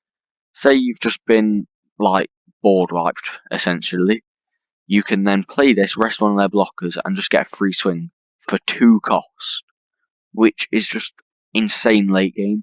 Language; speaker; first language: English; native; English